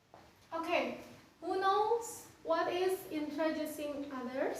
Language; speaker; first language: English; non-native, fluent; Indonesian